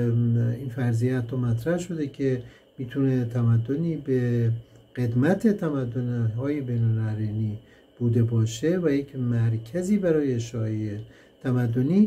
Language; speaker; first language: Persian; native; Persian